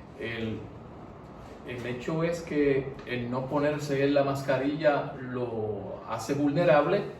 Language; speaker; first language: Spanish; native; Spanish